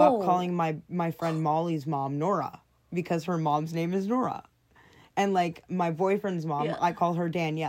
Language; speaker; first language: English; non-native, fluent; French